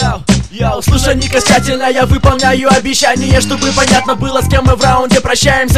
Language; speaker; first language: Russian; native; Russian